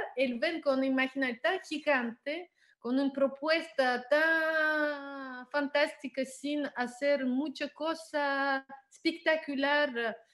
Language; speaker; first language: Spanish; non-native, learner; Russian